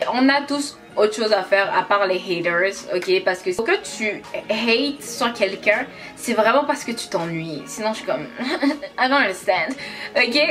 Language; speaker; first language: French; native; French